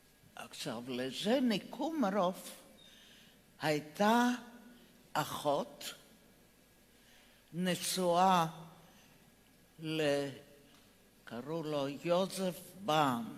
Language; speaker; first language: Hebrew; non-native, fluent; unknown